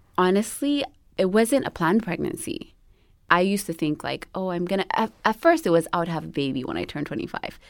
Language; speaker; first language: English; non-native, local second language; Amharic